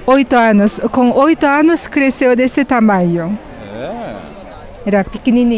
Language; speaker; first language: Portuguese; non-native, fluent; Japanese